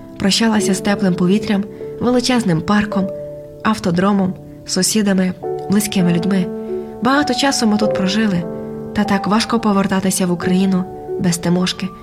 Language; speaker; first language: Ukrainian; native; Ukrainian